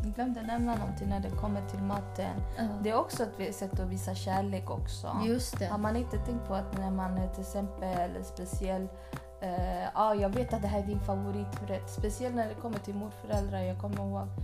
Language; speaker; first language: Swedish; early bilingual, other home language; Spanish